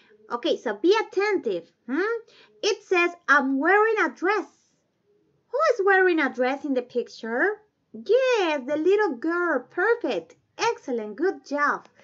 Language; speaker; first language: English; non-native, fluent; Spanish